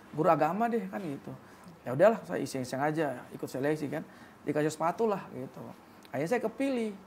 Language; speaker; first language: Indonesian; native; Indonesian